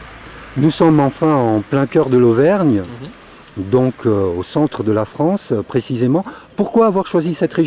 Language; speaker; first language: French; native; French